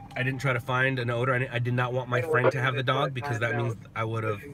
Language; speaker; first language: English; native; English